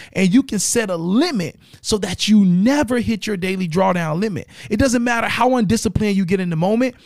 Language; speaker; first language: English; native; English